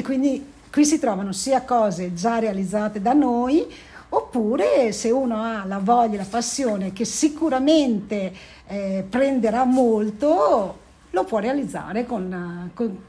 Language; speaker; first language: Italian; native; Italian